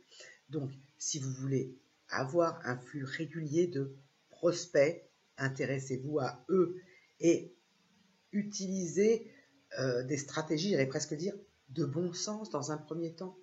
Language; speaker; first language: French; native; French